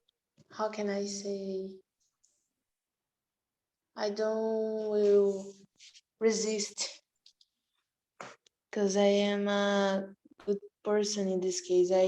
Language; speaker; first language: English; non-native, learner; Portuguese